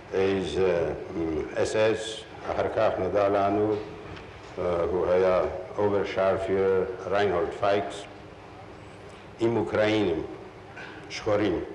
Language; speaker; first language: Hebrew; non-native, fluent; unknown